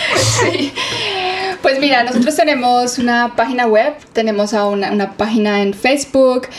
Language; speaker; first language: Spanish; native; Spanish